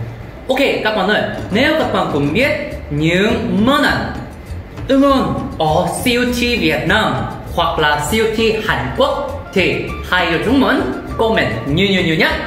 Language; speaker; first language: Vietnamese; non-native, learner; Korean